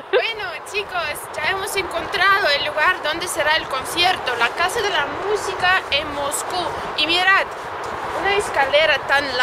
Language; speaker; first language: Spanish; non-native, fluent; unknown